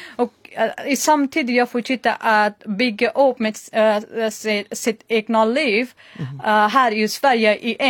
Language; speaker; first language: Swedish; non-native, learner; Persian